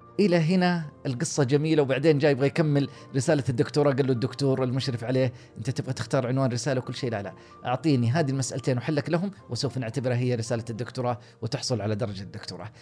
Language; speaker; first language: Arabic; native; Arabic